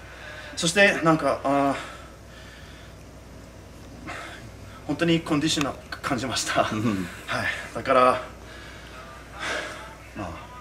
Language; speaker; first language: Japanese; non-native, fluent; English